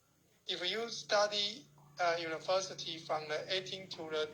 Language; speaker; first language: English; non-native, learner; Chinese